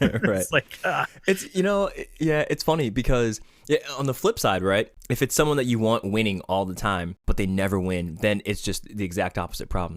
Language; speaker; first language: English; native; English